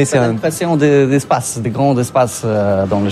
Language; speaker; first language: French; non-native, learner; Polish